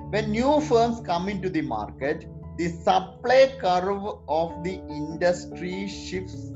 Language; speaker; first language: English; non-native, local second language; Malayalam